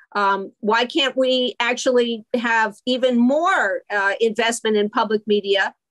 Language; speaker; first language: English; native; English